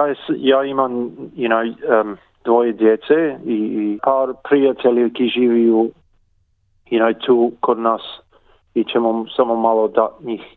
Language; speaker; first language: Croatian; early bilingual, heritage; English